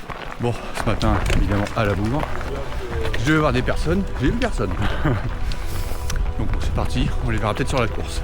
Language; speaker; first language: French; native; French